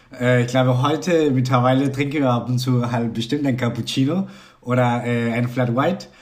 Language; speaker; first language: German; non-native, fluent; Spanish